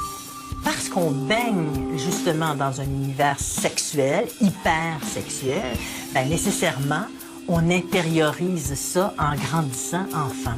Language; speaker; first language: French; native; French